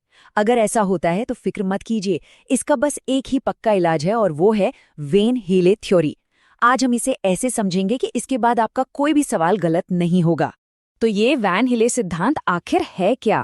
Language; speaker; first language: Hindi; native; Hindi